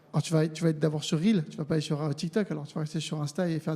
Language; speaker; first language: French; native; French